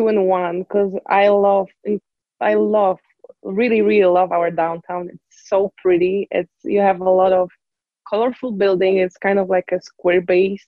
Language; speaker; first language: English; non-native, fluent; Polish